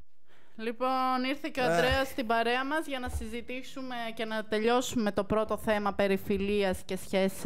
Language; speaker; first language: Greek; native; Greek